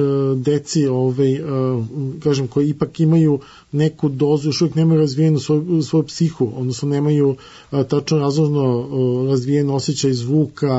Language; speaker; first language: Serbian; native; Serbian